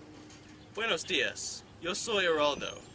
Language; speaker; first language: Spanish; non-native, learner; English